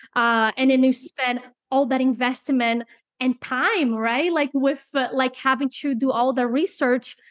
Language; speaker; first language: English; non-native, fluent; Portuguese